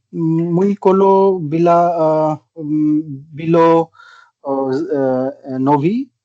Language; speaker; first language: Czech; non-native, learner; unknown